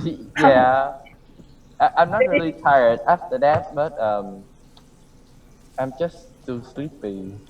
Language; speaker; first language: English; non-native, learner; Vietnamese